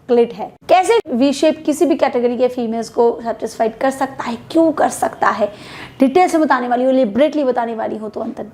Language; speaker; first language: Hindi; native; Hindi